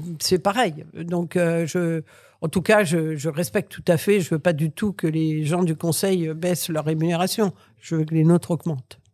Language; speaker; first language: French; early bilingual, other home language; Catalan